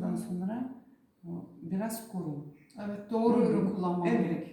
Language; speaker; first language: Turkish; non-native, learner; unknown